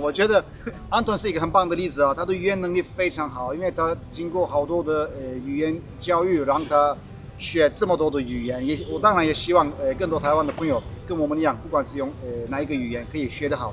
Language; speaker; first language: Chinese; non-native, fluent; Turkish